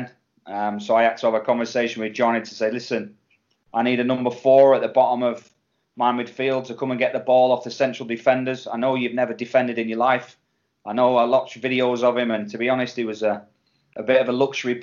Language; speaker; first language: English; native; English